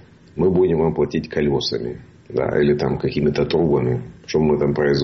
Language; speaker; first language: Russian; native; Russian